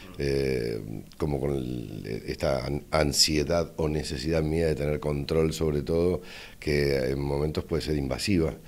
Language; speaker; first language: Spanish; native; Spanish